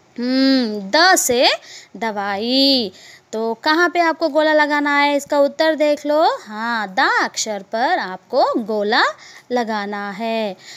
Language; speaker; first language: Hindi; non-native, local second language; Telugu